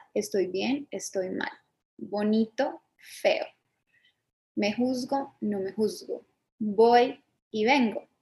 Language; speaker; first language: Spanish; early bilingual, other home language; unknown